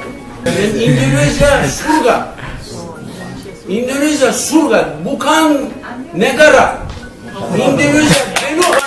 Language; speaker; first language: Indonesian; non-native, learner; Turkish